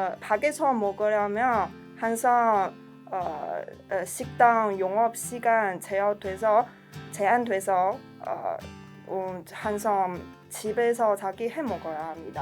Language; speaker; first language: Korean; non-native, learner; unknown